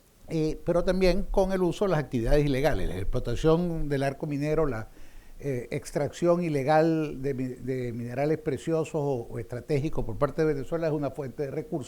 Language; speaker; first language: Spanish; native; Spanish